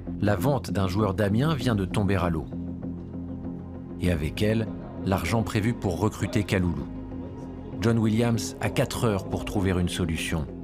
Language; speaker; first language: French; native; French